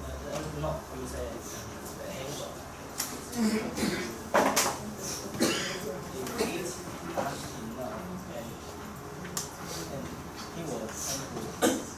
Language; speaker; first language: English; non-native, learner; Chinese